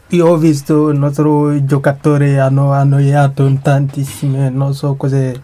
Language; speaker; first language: Italian; non-native, learner; Mandingo